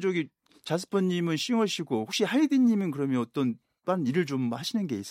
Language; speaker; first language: Korean; native; Korean